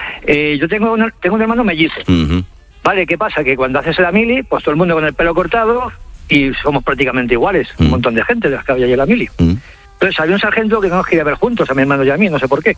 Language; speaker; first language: Spanish; native; Spanish